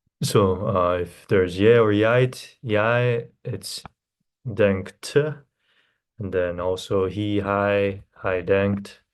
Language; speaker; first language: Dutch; non-native, learner; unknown